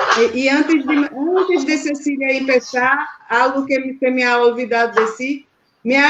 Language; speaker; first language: Spanish; non-native, fluent; Portuguese